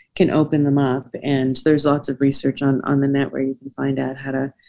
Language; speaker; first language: English; native; English